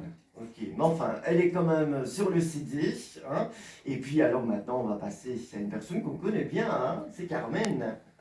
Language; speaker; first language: French; native; French